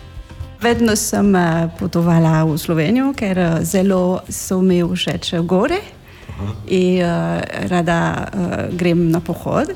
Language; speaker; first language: Slovenian; non-native, learner; French